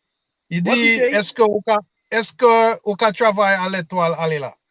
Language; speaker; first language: French; non-native, learner; English